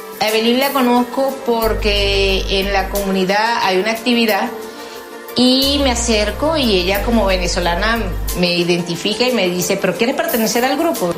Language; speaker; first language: Spanish; native; Spanish